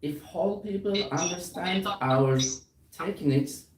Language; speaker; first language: English; non-native, learner; Turkish